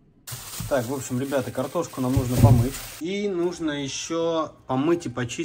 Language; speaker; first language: Russian; native; Russian